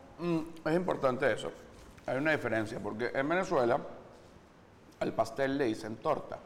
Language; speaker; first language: Spanish; native; Spanish